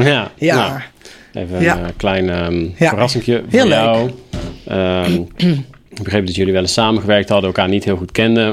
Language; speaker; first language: Dutch; native; Dutch